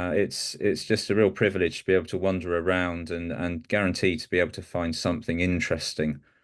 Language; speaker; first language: English; native; English